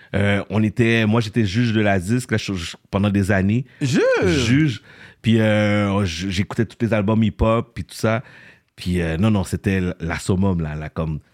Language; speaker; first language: French; native; French